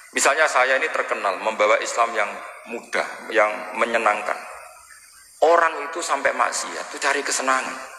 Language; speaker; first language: Indonesian; non-native, local second language; Javanese